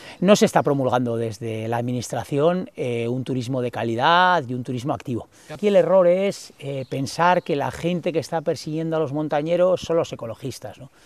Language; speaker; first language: Spanish; native; Spanish